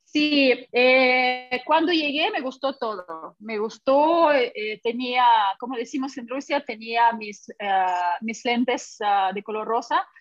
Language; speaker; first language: Spanish; non-native, fluent; Russian